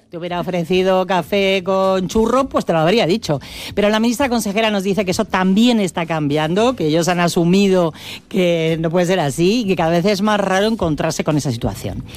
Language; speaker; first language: Spanish; native; Spanish